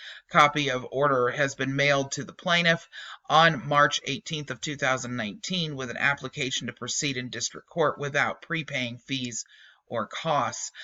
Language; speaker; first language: English; native; English